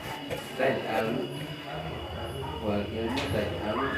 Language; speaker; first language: Arabic; non-native, learner; Indonesian